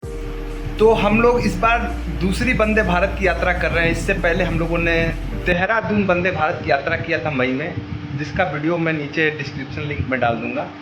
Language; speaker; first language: Hindi; native; Hindi